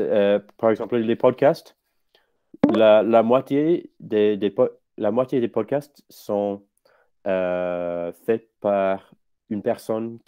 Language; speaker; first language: French; non-native, fluent; English